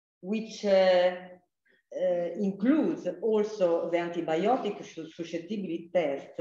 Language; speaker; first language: English; non-native, fluent; Italian